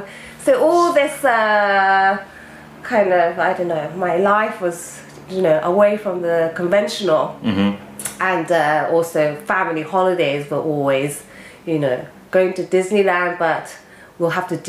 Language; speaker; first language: English; native; English